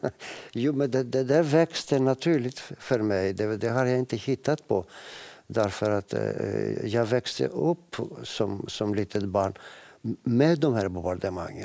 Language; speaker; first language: Swedish; non-native, fluent; Greek